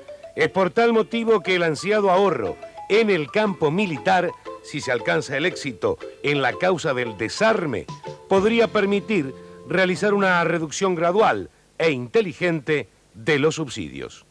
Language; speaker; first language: Spanish; native; Spanish